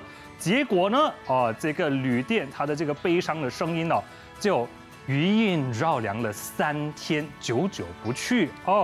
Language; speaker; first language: Chinese; native; Chinese